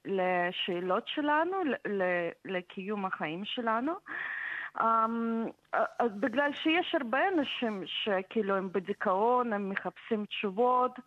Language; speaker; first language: Hebrew; non-native, fluent; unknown